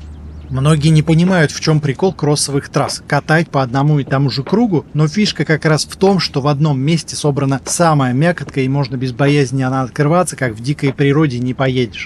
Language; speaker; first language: Russian; native; Russian